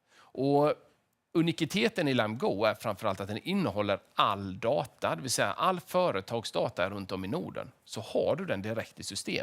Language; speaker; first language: Swedish; native; Swedish